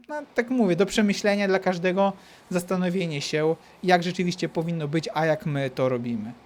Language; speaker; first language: Polish; native; Polish